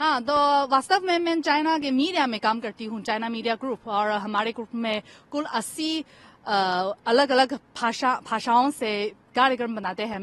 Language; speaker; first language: Hindi; non-native, fluent; Chinese